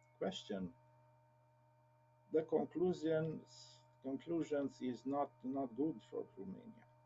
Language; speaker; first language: English; non-native, learner; Romanian